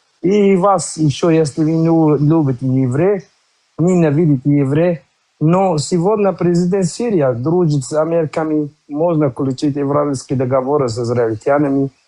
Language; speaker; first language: Russian; non-native, learner; Kurdish